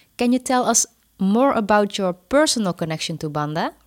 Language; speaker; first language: English; non-native, fluent; Dutch